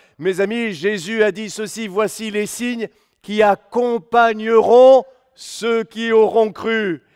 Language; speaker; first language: French; native; French